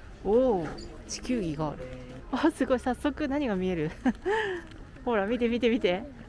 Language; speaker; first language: Japanese; native; Japanese